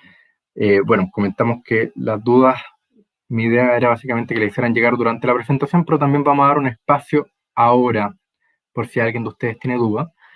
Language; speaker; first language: Spanish; native; Spanish